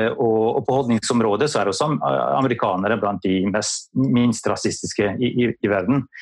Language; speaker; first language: Norwegian; non-native, fluent; Albanian